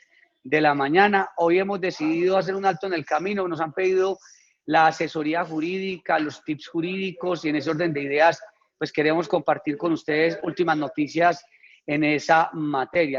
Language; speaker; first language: Spanish; native; Spanish